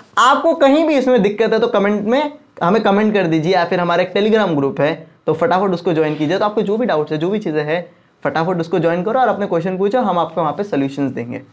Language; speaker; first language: Hindi; non-native, local second language; Marwari